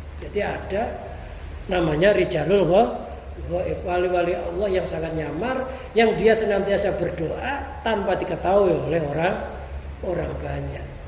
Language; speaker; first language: Indonesian; native; Indonesian